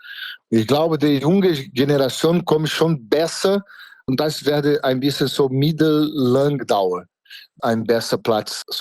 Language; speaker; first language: German; non-native, fluent; Portuguese